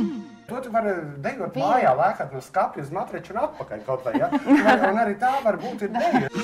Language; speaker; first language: Latvian; native; Latvian